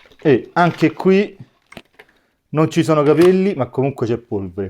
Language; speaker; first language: Italian; native; Italian